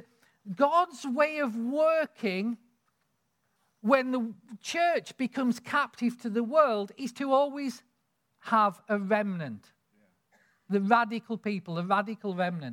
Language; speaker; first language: English; native; English